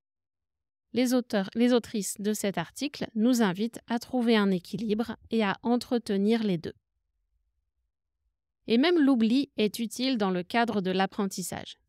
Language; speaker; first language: French; native; French